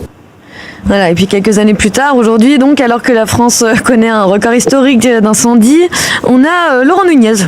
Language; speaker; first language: French; native; French